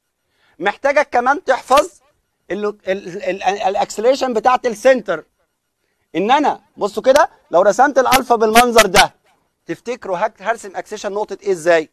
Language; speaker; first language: Arabic; native; Arabic